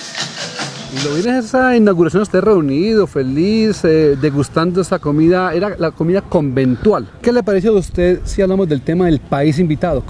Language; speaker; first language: Spanish; native; Spanish